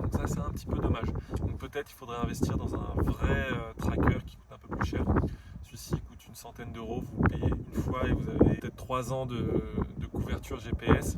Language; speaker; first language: French; native; French